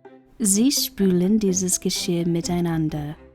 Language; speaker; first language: German; non-native, fluent; English